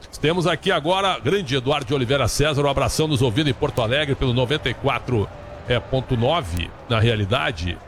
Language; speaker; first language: Portuguese; native; Portuguese